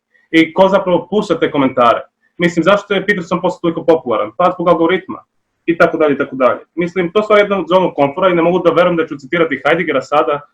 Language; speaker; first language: Bosnian; native; Bosnian